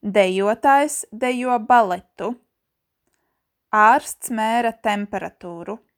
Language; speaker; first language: Latvian; native; Latvian